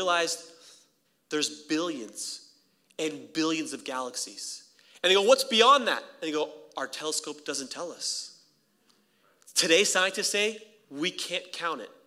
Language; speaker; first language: English; native; English